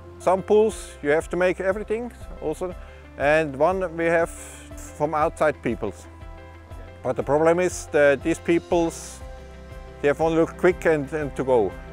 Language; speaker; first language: English; non-native, learner; Swiss German